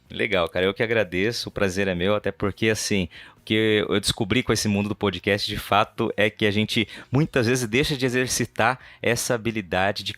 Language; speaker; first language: Portuguese; native; Portuguese